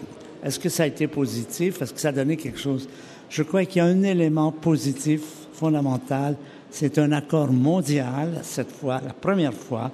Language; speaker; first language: French; native; French